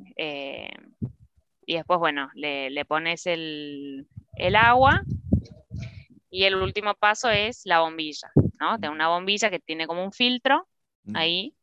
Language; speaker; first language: Spanish; native; Spanish